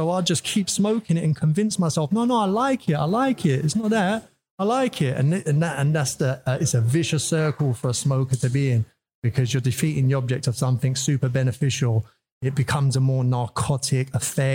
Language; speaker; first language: English; native; English